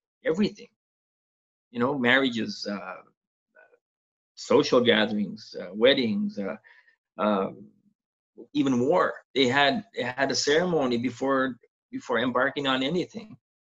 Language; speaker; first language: English; non-native, fluent; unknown